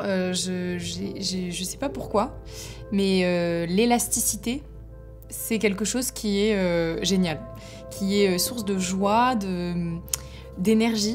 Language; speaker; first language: French; native; French